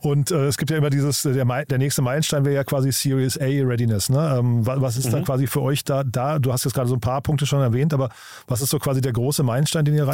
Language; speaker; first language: German; native; German